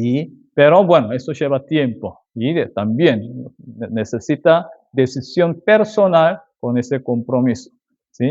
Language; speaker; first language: Spanish; non-native, fluent; Korean